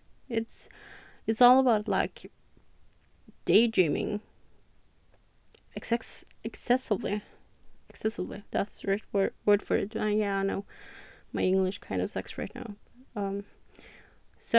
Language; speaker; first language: English; non-native, fluent; Norwegian